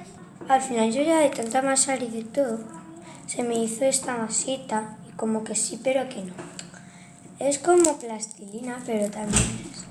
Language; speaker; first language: Spanish; native; Spanish